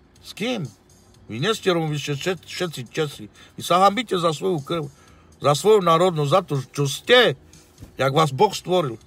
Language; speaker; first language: Slovak; non-native, local second language; Romany